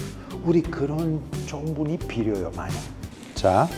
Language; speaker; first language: Korean; non-native, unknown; Italian